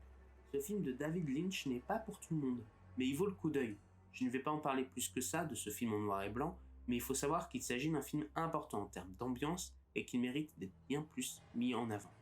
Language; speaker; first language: French; native; French